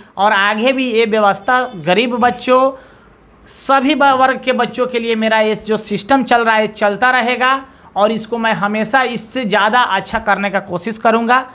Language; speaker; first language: Hindi; native; Hindi